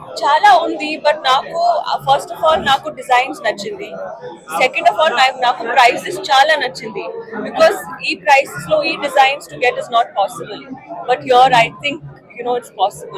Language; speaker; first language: Telugu; non-native, learner; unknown